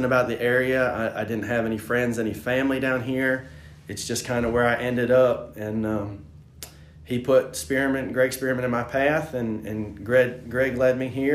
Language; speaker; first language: English; native; English